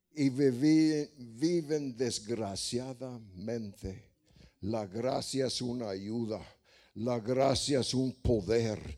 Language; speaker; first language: Spanish; non-native, fluent; English